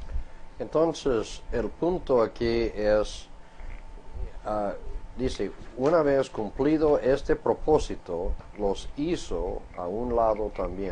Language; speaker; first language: Spanish; non-native, fluent; English